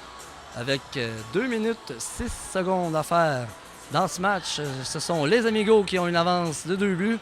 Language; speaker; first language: French; native; French